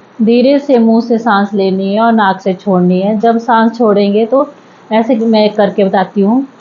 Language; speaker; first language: Hindi; native; Hindi